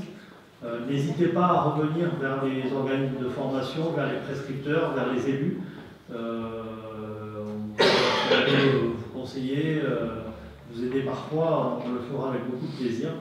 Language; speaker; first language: French; native; French